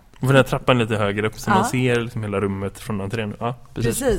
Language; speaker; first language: Swedish; native; Swedish